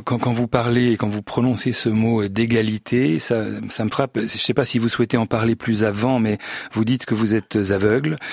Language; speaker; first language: French; native; French